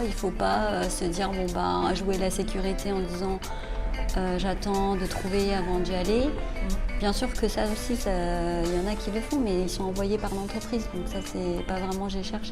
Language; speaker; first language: French; early bilingual, other home language; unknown